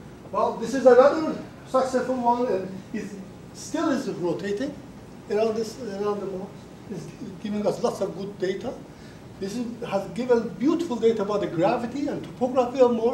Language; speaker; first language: English; non-native, fluent; Azerbaijani